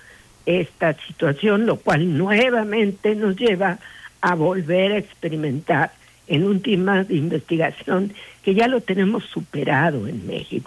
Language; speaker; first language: Spanish; native; Spanish